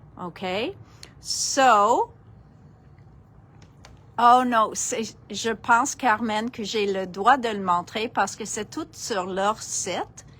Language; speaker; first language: French; non-native, local second language; English